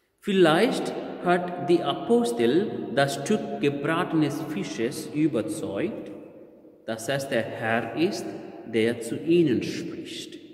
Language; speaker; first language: German; non-native, fluent; Telugu